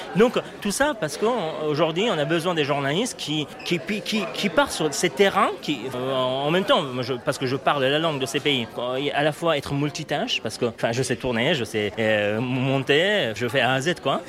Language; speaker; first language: French; non-native, fluent; Persian